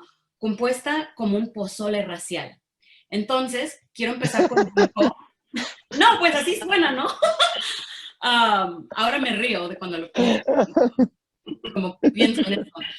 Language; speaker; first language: Spanish; early bilingual, heritage; Spanish